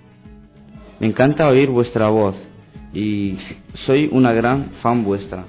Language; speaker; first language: Spanish; early bilingual, other home language; Arabic